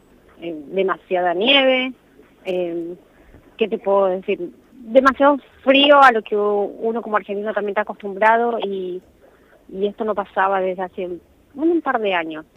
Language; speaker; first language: Spanish; native; Spanish